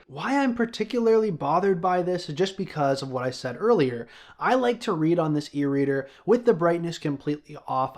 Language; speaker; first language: English; native; English